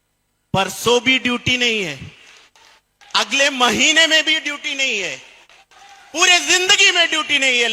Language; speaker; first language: Hindi; non-native, fluent; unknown